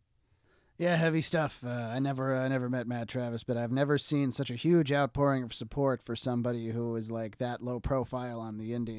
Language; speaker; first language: English; native; English